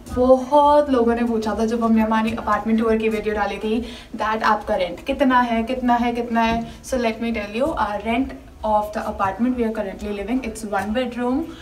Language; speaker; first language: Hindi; non-native, local second language; Punjabi